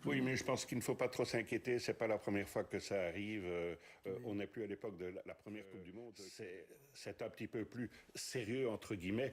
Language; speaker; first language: French; native; French